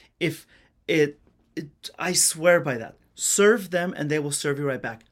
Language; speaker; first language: English; early bilingual, other home language; Persian